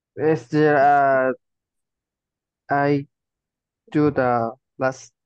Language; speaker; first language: English; non-native, learner; Spanish